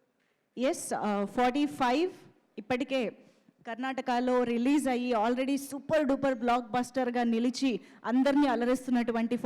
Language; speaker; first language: Telugu; native; Telugu